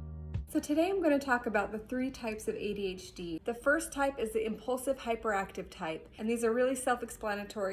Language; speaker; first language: English; native; English